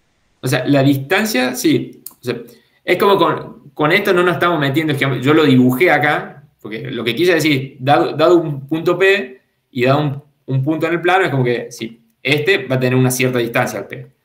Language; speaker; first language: Spanish; native; Spanish